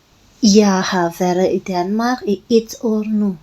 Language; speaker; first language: Danish; non-native, learner; Cebuano